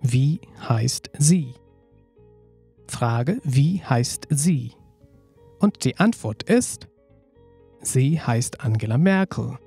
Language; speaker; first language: German; non-native, fluent; Nepali